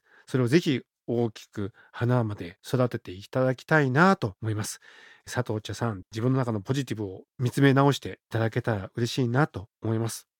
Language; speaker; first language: Japanese; native; Japanese